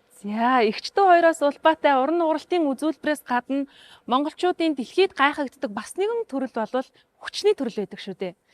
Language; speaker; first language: Mongolian; native; Mongolian